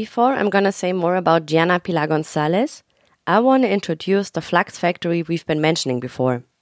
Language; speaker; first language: English; non-native, fluent; German